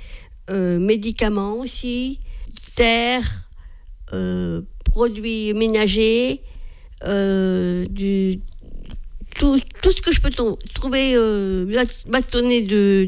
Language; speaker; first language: French; native; French